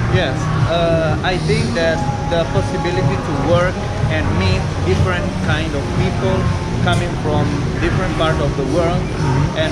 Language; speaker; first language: English; non-native, fluent; Italian